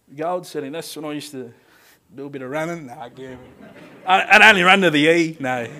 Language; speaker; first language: English; native; English